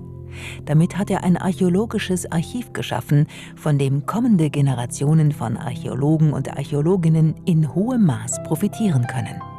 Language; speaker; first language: German; native; German